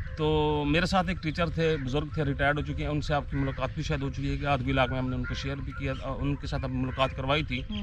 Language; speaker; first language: Urdu; native; Urdu